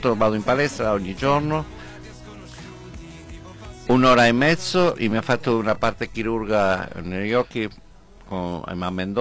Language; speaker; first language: Italian; non-native, learner; Spanish